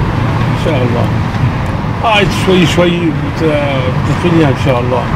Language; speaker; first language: Arabic; native; Arabic